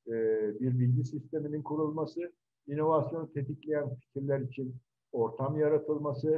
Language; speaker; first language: Turkish; native; Turkish